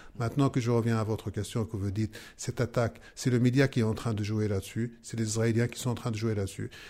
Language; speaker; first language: French; non-native, fluent; Arabic